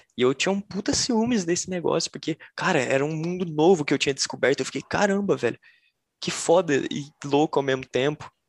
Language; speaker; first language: Portuguese; native; Portuguese